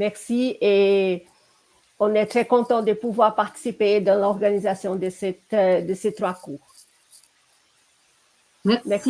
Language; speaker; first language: French; non-native, fluent; Portuguese